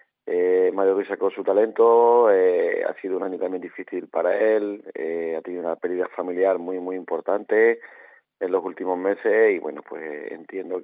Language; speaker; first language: Spanish; native; Spanish